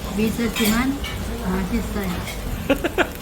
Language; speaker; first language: Korean; non-native, learner; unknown